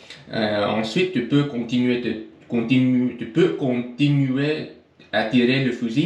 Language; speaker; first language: French; non-native, learner; English